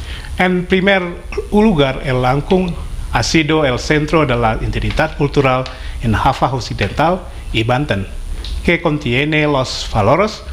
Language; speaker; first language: Spanish; non-native, fluent; Indonesian